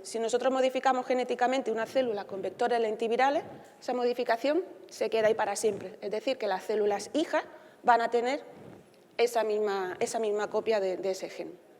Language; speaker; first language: Spanish; native; Spanish